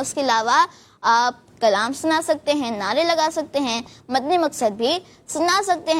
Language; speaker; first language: Urdu; native; Urdu